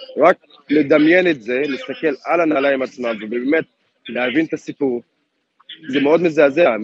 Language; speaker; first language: Hebrew; non-native, local second language; Arabic